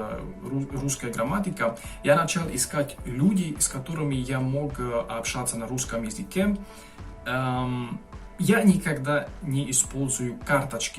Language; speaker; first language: Russian; non-native, fluent; Hungarian